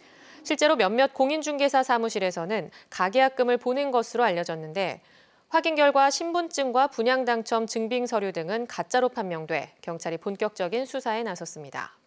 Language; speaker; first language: Korean; native; Korean